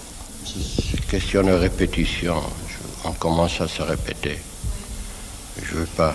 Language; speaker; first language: French; non-native, fluent; Swiss German